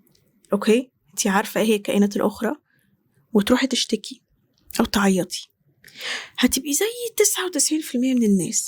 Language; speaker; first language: Arabic; native; Arabic